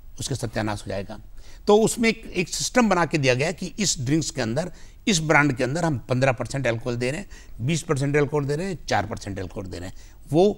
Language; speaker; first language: Hindi; native; Hindi